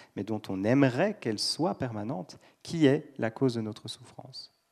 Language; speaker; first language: French; native; French